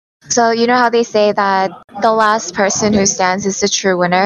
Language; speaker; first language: English; non-native, fluent; Korean